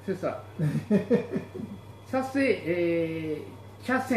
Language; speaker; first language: French; non-native, learner; Japanese